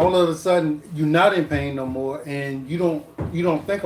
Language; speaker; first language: English; native; English